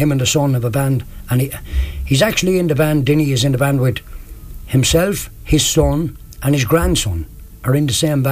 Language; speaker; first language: English; native; English